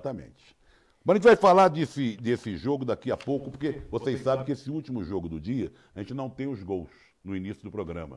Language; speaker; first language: Portuguese; native; Portuguese